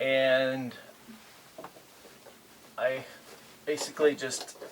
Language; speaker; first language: English; native; English